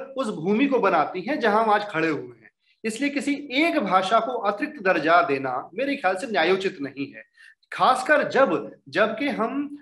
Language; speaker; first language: Hindi; native; Hindi